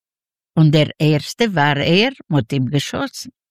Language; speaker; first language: German; non-native, learner; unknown